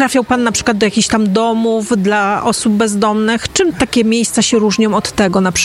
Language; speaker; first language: Polish; native; Polish